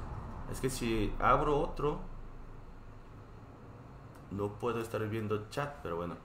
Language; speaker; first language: Spanish; non-native, fluent; Korean